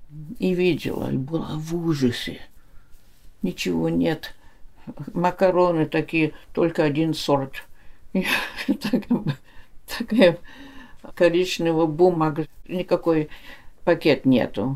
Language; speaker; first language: Russian; early bilingual, heritage; Russian